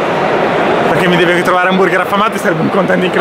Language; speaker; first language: Italian; native; Italian